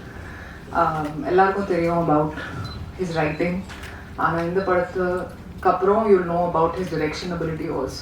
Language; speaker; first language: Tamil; non-native, learner; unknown